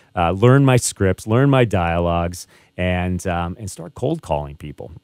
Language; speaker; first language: English; native; English